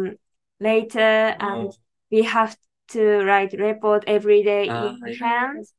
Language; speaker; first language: English; non-native, learner; Japanese